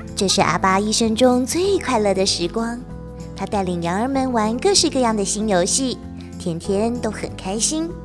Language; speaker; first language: Chinese; native; Chinese